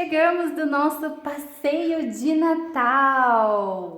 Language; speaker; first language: Portuguese; native; Portuguese